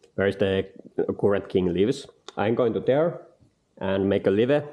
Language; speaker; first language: English; non-native, learner; Finnish